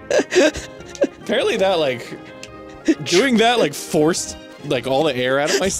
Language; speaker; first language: English; native; English